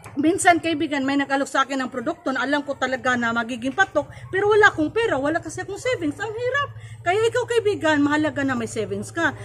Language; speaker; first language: Filipino; non-native, local second language; Cebuano